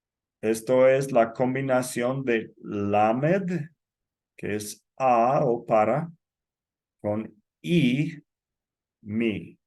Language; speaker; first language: Spanish; non-native, fluent; English